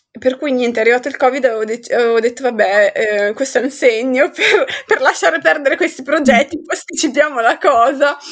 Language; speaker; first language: Italian; early bilingual, other home language; Arabic